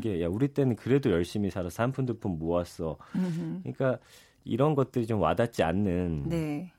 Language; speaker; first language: Korean; native; Korean